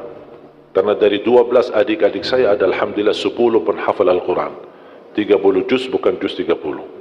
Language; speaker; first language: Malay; non-native, fluent; Arabic